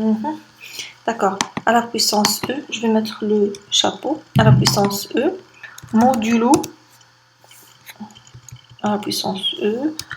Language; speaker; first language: French; non-native, local second language; Arabic